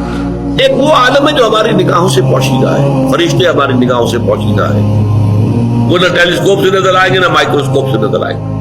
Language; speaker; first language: Urdu; native; Urdu